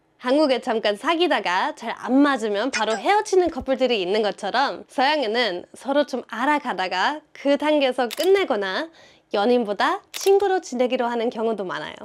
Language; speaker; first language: Korean; non-native, fluent; German